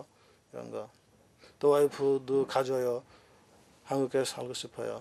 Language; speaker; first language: Korean; non-native, learner; Bangla